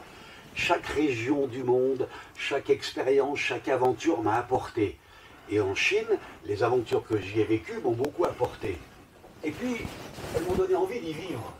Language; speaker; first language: French; native; French